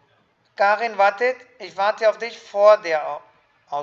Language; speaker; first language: German; non-native, fluent; Hindi